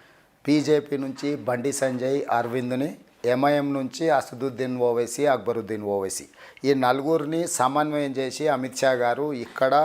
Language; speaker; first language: Telugu; native; Telugu